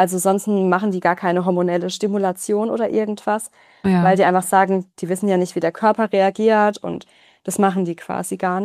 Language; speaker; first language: German; native; German